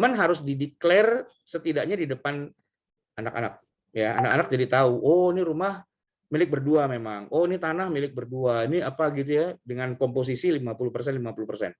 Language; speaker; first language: Indonesian; native; Indonesian